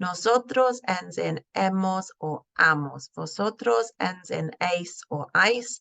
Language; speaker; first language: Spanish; non-native, fluent; English